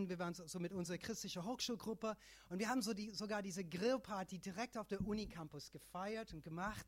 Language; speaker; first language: German; non-native, fluent; English